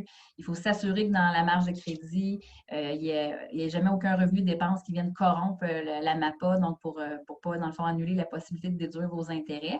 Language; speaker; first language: French; native; French